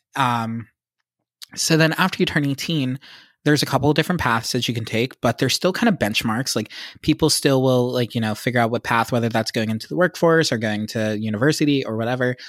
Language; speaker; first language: English; native; English